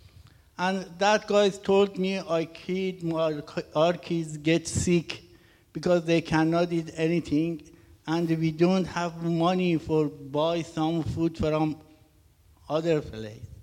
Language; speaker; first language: English; non-native, learner; Persian